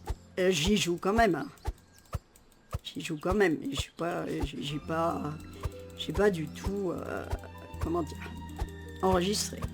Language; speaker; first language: French; native; French